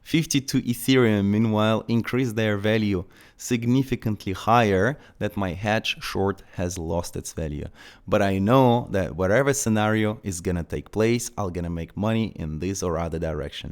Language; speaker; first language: English; non-native, fluent; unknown